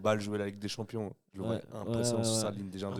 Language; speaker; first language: French; native; French